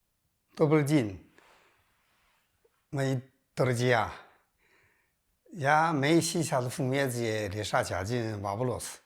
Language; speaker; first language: Russian; non-native, learner; Chinese